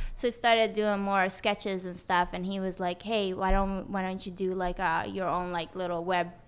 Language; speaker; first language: English; non-native, fluent; Swedish